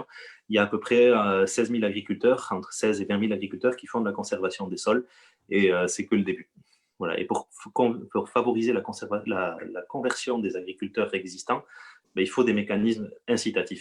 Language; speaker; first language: French; native; French